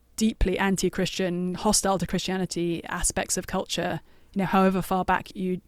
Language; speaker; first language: English; native; English